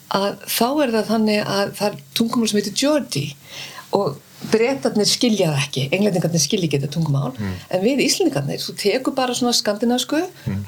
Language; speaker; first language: Icelandic; early bilingual, heritage; Icelandic